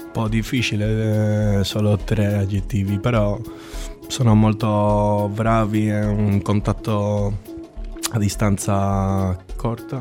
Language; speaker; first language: Italian; non-native, learner; Spanish